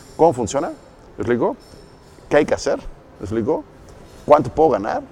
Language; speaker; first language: Spanish; native; Spanish